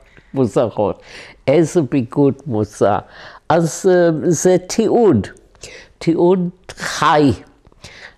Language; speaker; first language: Hebrew; non-native, fluent; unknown